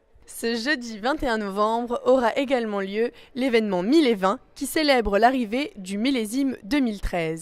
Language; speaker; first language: French; native; French